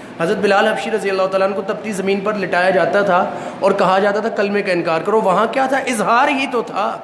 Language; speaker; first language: Urdu; non-native, local second language; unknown